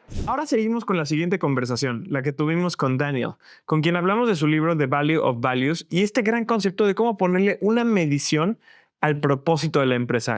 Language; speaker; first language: Spanish; native; Spanish